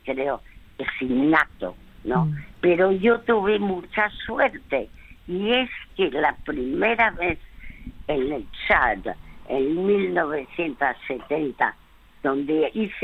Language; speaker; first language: Spanish; early bilingual, other home language; French